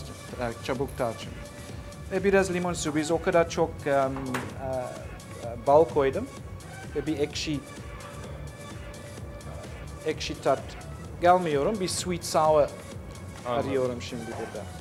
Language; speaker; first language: Turkish; non-native, learner; English